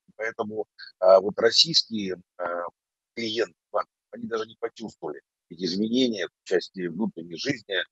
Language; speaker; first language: Russian; native; Russian